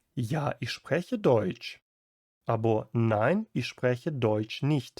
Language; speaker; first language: German; non-native, fluent; Ukrainian